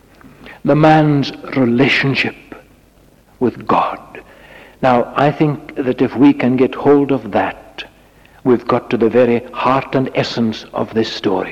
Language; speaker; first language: English; native; English